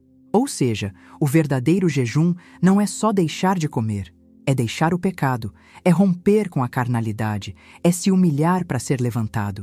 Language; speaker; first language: Portuguese; native; Portuguese